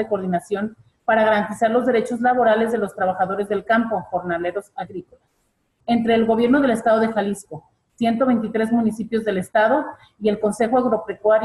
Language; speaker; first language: Spanish; native; Spanish